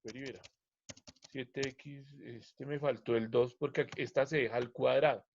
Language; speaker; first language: Spanish; native; Spanish